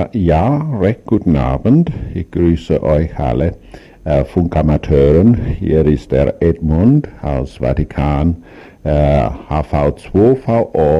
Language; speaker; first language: German; non-native, learner; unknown